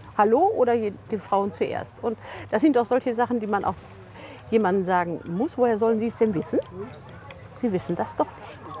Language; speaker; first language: German; native; German